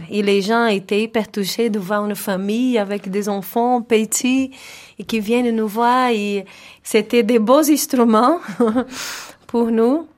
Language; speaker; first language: French; non-native, fluent; Portuguese